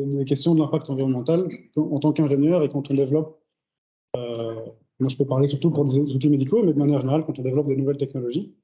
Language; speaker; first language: French; native; French